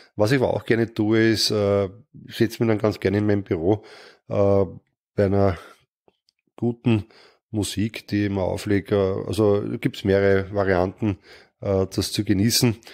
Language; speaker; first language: German; native; German